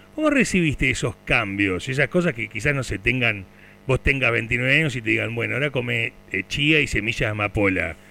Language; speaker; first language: Spanish; native; Spanish